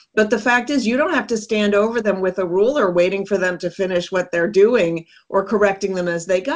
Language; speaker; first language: English; native; English